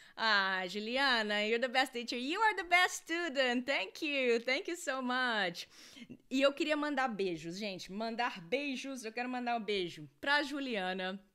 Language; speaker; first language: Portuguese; native; Portuguese